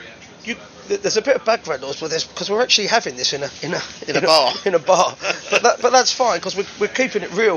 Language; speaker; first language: English; native; English